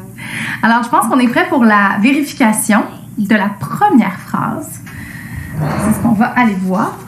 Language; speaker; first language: French; native; French